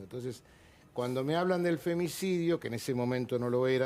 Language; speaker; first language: Spanish; native; Spanish